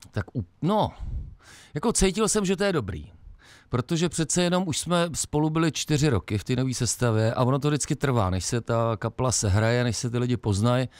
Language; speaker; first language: Czech; native; Czech